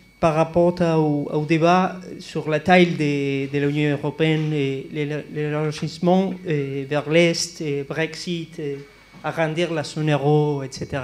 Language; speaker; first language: French; non-native, learner; Spanish